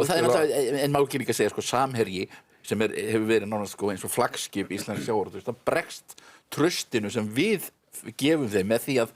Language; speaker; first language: Icelandic; native; Icelandic